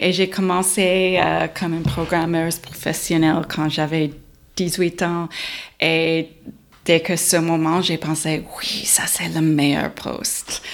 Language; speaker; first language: French; non-native, learner; English